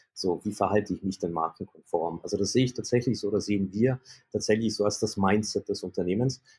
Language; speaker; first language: German; early bilingual, other home language; Polish